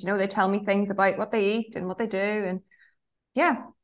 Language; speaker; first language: English; native; English